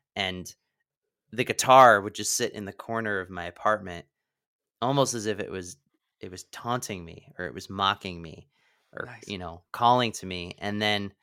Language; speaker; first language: English; native; English